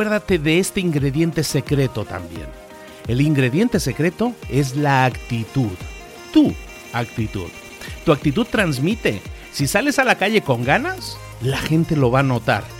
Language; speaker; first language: Spanish; native; Spanish